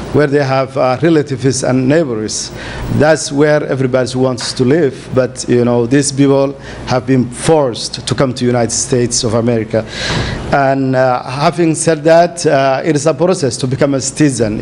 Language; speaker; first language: English; non-native, fluent; Somali